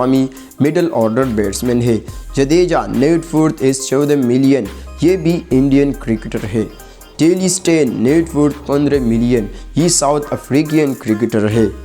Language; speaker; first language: Hindi; native; Hindi